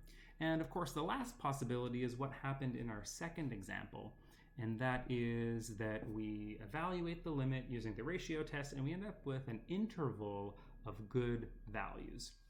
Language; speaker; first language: English; native; English